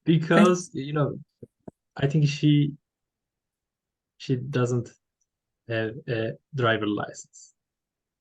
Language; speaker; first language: English; non-native, learner; Turkish